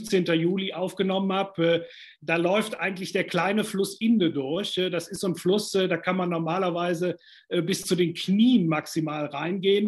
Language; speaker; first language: German; native; German